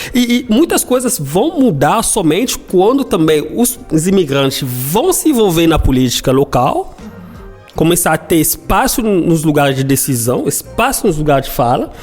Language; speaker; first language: Portuguese; non-native, fluent; Lingala